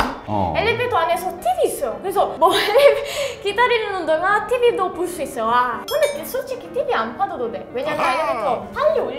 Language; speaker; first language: Korean; non-native, learner; Italian